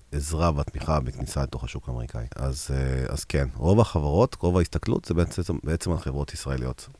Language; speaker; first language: Hebrew; early bilingual, heritage; Hebrew